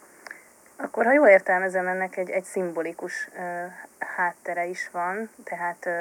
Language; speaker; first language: Hungarian; native; Hungarian